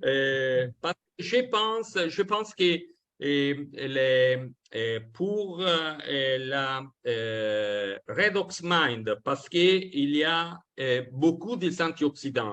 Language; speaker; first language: French; non-native, learner; Italian